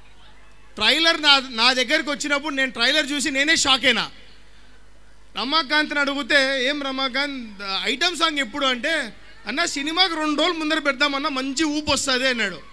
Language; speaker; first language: Telugu; native; Telugu